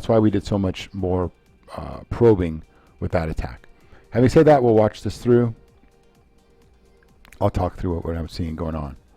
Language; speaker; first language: English; native; English